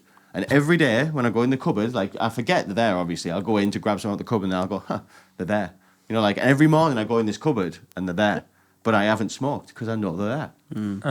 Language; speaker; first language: English; native; English